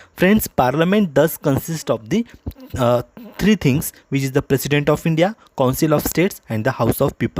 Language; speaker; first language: English; non-native, local second language; Marathi